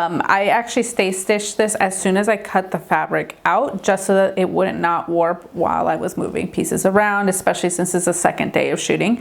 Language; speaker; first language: English; native; English